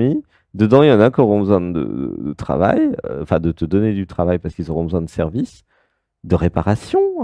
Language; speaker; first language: French; native; French